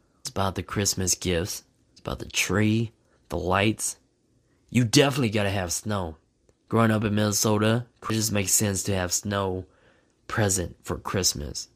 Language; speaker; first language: English; native; English